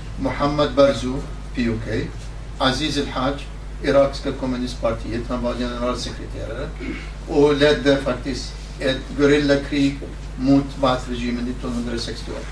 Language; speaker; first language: Swedish; non-native, fluent; Kurdish